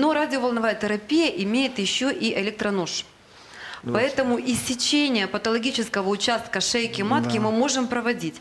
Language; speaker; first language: Russian; native; Russian